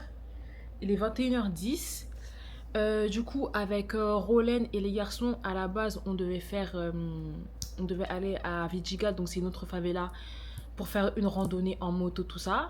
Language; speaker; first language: French; native; French